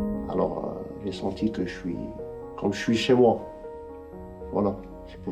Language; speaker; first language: French; non-native, fluent; Arabic